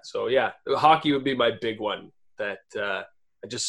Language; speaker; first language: English; native; English